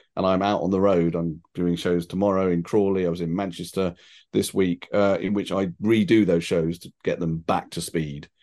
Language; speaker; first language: English; native; English